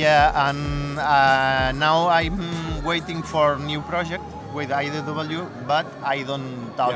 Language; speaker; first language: English; non-native, learner; Spanish